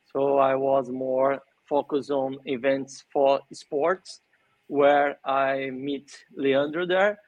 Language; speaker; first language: English; non-native, fluent; Portuguese